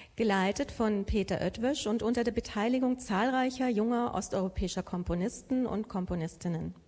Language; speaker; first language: German; native; German